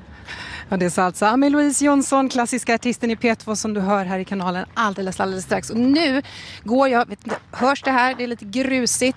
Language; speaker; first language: Swedish; native; Swedish